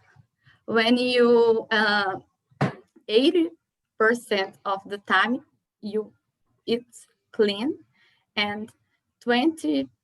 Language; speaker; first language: English; non-native, learner; Portuguese